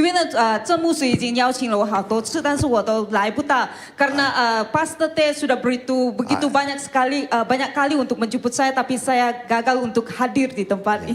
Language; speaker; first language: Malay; non-native, local second language; Chinese